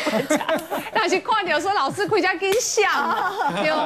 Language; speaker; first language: Chinese; native; Chinese